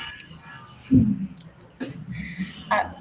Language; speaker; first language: English; non-native, learner; Vietnamese